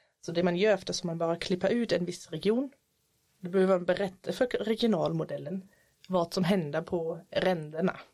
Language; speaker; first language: Swedish; non-native, fluent; German